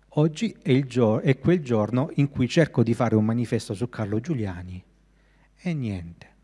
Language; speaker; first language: Italian; native; Italian